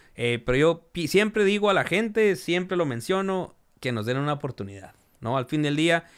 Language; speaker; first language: Spanish; early bilingual, heritage; Spanish